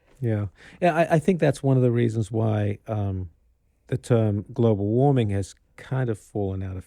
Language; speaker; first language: English; native; English